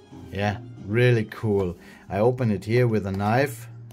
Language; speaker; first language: English; non-native, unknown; German